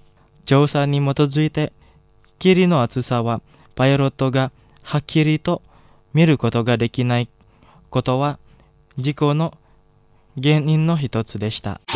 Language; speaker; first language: Japanese; non-native, fluent; Indonesian